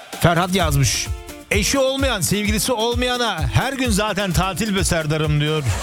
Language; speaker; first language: Turkish; early bilingual, heritage; Turkish